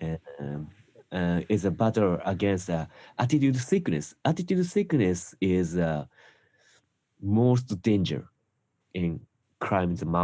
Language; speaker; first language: English; non-native, learner; Japanese